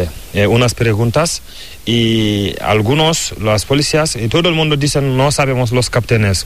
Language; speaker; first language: Spanish; non-native, learner; Fula